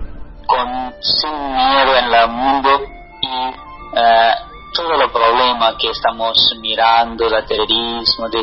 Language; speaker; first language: Spanish; non-native, learner; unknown